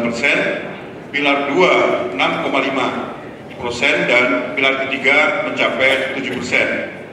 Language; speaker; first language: Indonesian; native; Indonesian